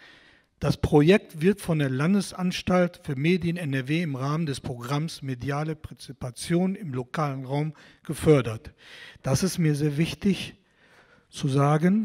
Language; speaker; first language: German; non-native, fluent; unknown